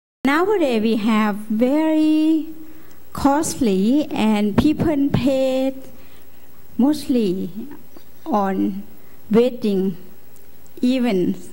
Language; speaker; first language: English; non-native, learner; Lao